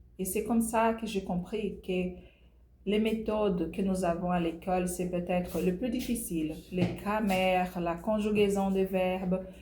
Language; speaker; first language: French; non-native, fluent; Portuguese